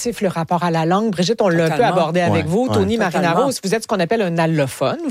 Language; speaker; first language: French; native; French